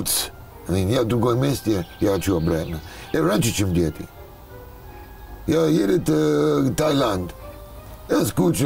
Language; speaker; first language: Russian; non-native, learner; English